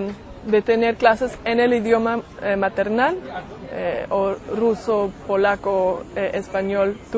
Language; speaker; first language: Spanish; non-native, fluent; German